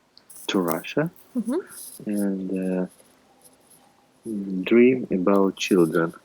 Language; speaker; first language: English; non-native, learner; Russian